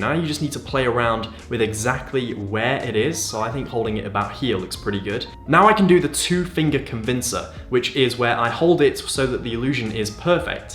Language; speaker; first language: English; native; English